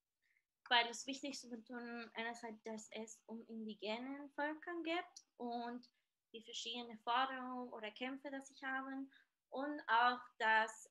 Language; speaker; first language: German; non-native, fluent; Spanish